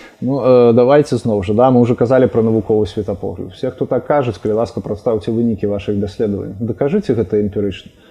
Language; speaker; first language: Belarusian; non-native, local second language; Russian